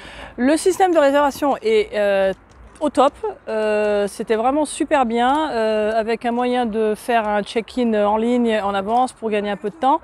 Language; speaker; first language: French; native; French